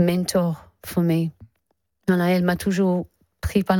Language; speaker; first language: French; non-native, fluent; English